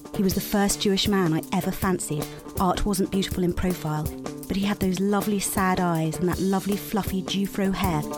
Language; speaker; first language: English; native; English